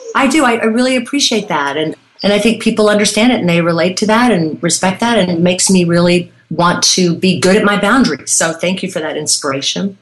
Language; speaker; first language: English; native; English